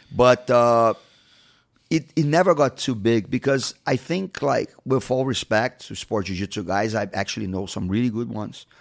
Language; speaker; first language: English; non-native, fluent; Portuguese